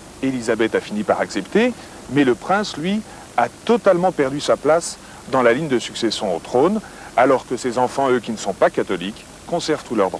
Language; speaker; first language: French; native; French